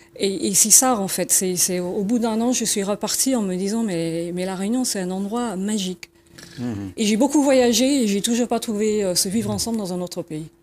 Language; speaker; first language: French; non-native, fluent; English